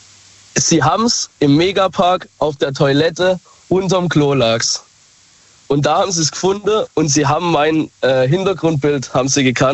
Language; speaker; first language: German; native; German